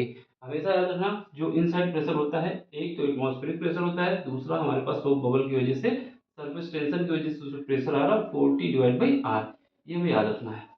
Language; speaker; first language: Hindi; native; Hindi